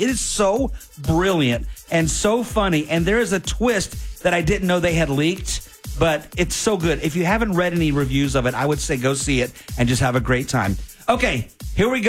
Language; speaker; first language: English; native; English